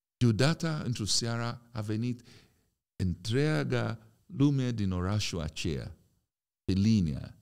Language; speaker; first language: Romanian; non-native, fluent; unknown